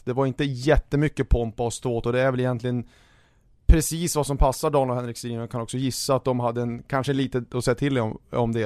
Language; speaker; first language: Swedish; native; Swedish